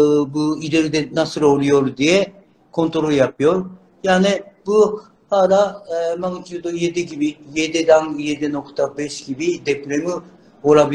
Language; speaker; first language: Turkish; non-native, learner; Japanese